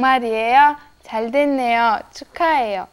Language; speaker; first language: Korean; non-native, learner; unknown